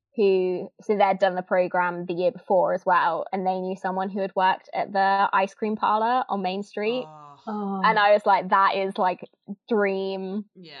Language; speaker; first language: English; native; English